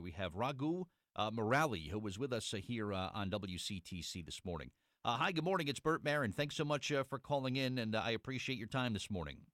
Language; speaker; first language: English; native; English